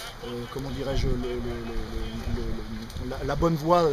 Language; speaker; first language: French; native; French